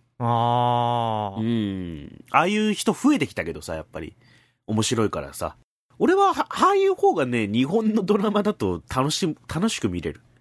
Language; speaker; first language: Japanese; native; Japanese